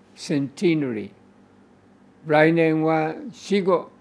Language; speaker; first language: Japanese; non-native, fluent; English